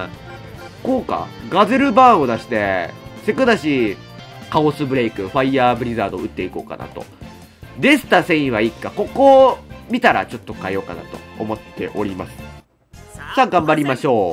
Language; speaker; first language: Japanese; native; Japanese